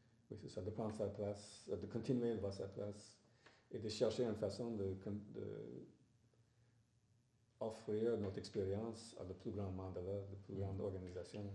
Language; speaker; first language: French; non-native, fluent; English